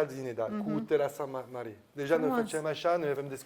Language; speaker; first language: Romanian; non-native, learner; French